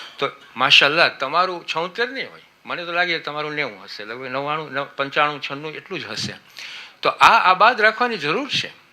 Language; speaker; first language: Gujarati; early bilingual, heritage; Gujarati